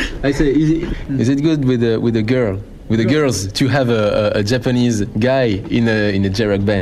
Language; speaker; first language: English; non-native, learner; Japanese